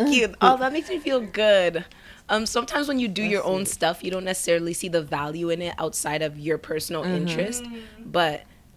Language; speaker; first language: English; native; English